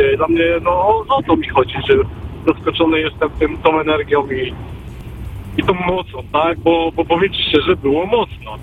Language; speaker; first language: Polish; native; Polish